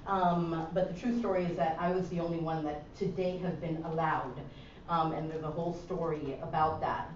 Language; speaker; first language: English; early bilingual, other home language; Spanish